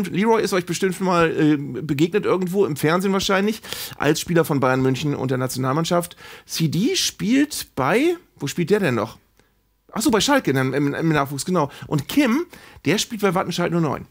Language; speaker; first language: German; native; German